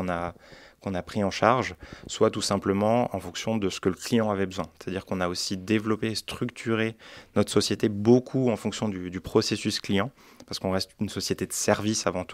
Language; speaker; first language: French; native; French